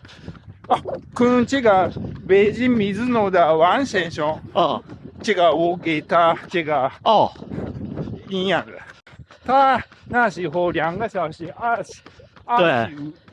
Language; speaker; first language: Chinese; non-native, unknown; Japanese